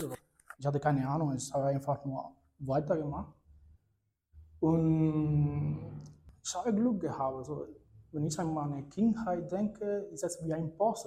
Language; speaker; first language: German; non-native, fluent; Spanish